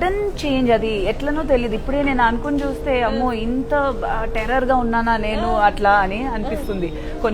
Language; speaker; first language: Telugu; non-native, local second language; Tamil